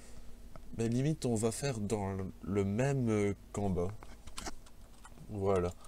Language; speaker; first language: French; native; French